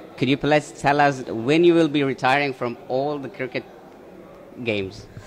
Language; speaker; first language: English; non-native, fluent; Persian